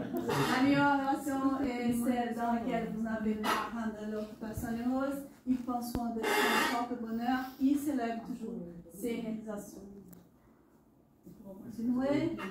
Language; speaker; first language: French; non-native, learner; Portuguese